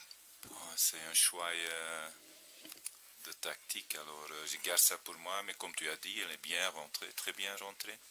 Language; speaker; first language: French; non-native, fluent; Dutch